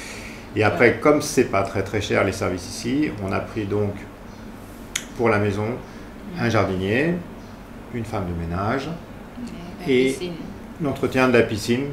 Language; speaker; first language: French; native; French